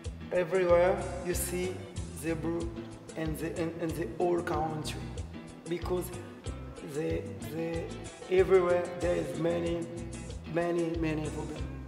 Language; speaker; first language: English; non-native, learner; Haitian Creole